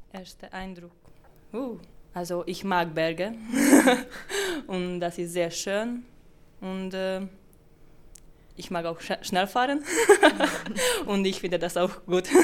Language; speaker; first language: German; non-native, learner; Hungarian